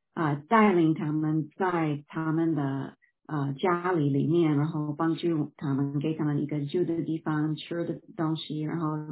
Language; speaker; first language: Chinese; non-native, fluent; English